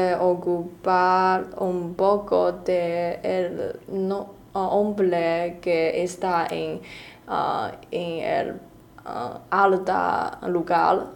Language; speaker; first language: Spanish; non-native, learner; Chinese